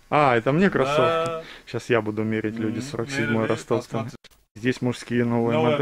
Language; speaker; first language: Russian; native; Russian